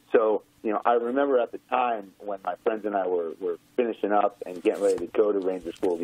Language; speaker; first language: English; native; English